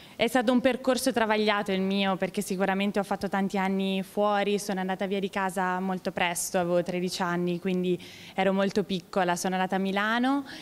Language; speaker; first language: Italian; native; Italian